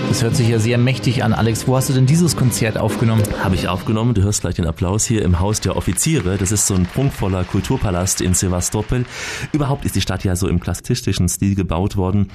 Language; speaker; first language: German; native; German